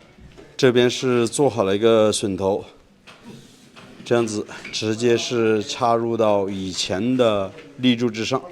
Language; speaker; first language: Chinese; native; Chinese